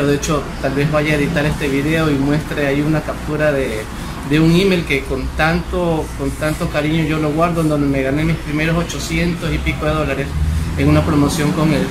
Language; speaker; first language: Spanish; native; Spanish